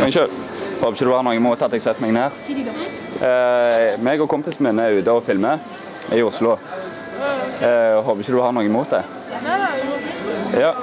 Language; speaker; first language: Norwegian; native; Norwegian